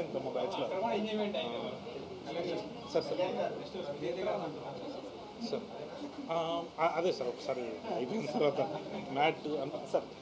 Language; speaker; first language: Telugu; native; Telugu